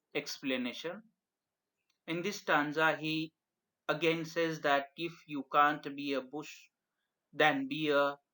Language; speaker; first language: English; non-native, local second language; Marathi